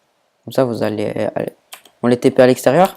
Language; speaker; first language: French; native; French